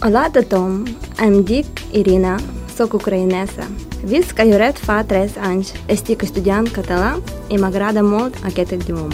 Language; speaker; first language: Catalan; non-native, learner; Ukrainian